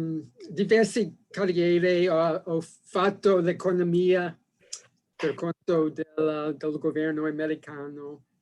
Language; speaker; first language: Italian; non-native, fluent; English